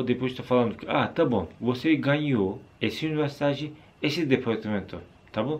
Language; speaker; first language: Portuguese; non-native, learner; Turkish